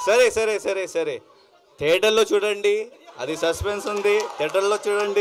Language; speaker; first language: Telugu; non-native, learner; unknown